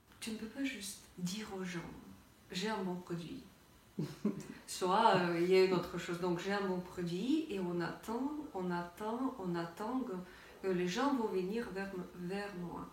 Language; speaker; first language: French; non-native, fluent; Russian